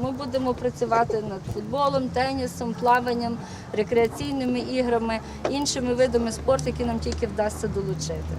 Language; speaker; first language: Ukrainian; native; Ukrainian